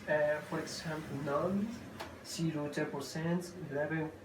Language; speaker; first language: English; non-native, learner; Spanish